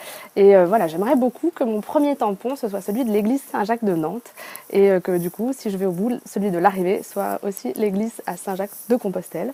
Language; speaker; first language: French; native; French